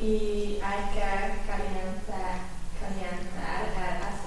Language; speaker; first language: Spanish; non-native, learner; Hungarian